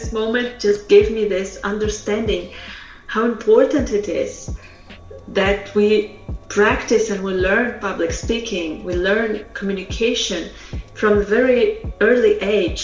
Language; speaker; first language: English; non-native, fluent; Russian